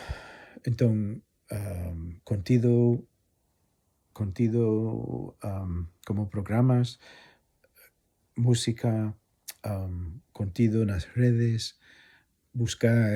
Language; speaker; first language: Galician; non-native, fluent; English